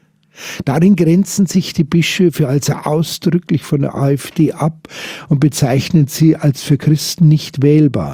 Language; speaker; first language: German; native; German